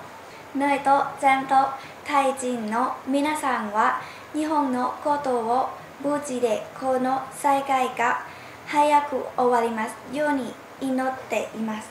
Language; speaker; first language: Japanese; non-native, learner; Thai